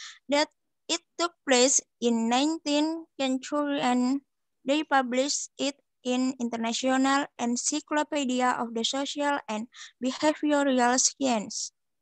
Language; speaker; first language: English; non-native, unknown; Indonesian